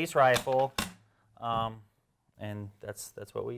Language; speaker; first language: English; native; English